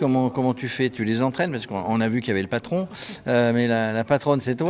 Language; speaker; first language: French; native; French